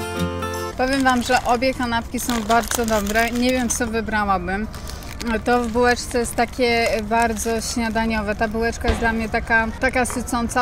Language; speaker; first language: Polish; native; Polish